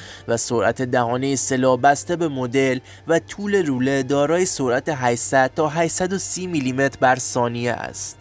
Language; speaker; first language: Persian; native; Persian